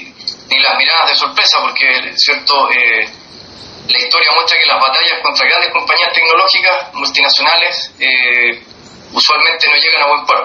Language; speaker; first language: Spanish; native; Spanish